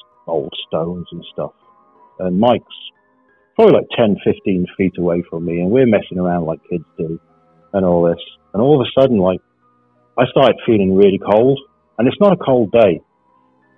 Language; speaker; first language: English; native; English